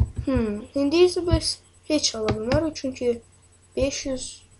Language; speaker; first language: Turkish; non-native, learner; Azerbaijani